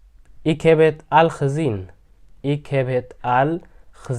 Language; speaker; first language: Dutch; non-native, fluent; Tigrinya